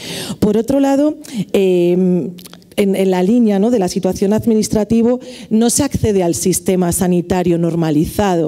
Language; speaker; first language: Spanish; native; Spanish